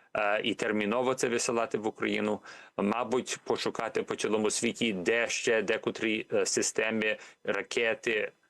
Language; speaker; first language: Ukrainian; early bilingual, heritage; Ukrainian